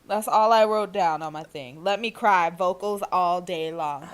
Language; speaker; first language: English; native; English